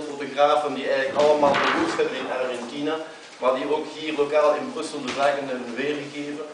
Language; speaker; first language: Dutch; native; Dutch